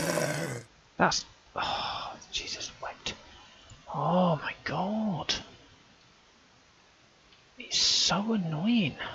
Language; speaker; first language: English; native; English